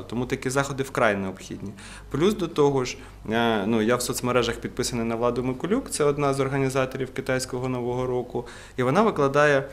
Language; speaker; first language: Ukrainian; native; Ukrainian